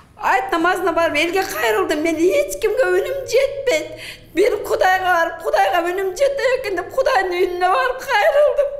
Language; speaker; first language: Kyrgyz; native; Kyrgyz